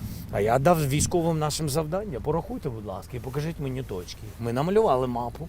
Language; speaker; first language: Ukrainian; non-native, local second language; Russian